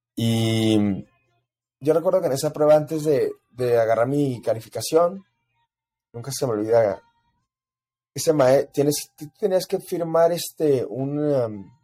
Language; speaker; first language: Spanish; early bilingual, heritage; Spanish